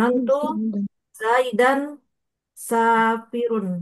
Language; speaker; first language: Arabic; non-native, learner; Indonesian